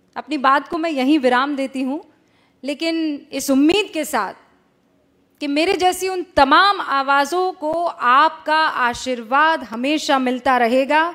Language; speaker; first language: Hindi; native; Hindi